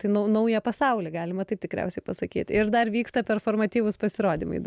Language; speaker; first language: Lithuanian; native; Lithuanian